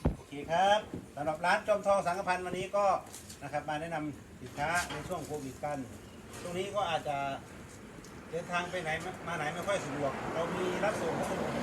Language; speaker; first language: Thai; native; Thai